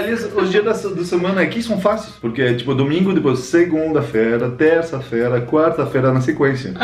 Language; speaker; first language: Portuguese; non-native, fluent; French